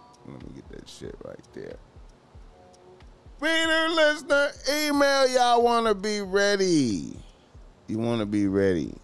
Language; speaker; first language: English; native; English